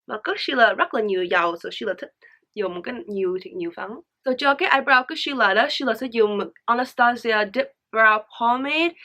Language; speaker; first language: Vietnamese; early bilingual, heritage; Vietnamese